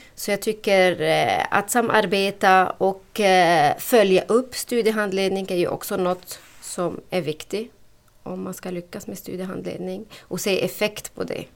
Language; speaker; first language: Swedish; non-native, fluent; Arabic